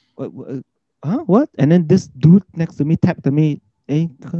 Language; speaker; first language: English; native; English